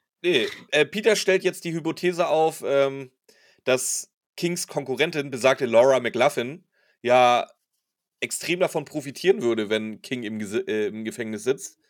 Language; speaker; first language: German; native; German